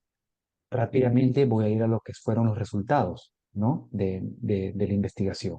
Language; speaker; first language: Spanish; native; Spanish